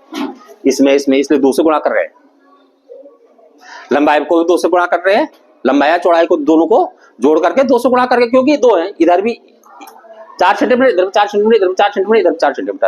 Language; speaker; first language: Hindi; native; Hindi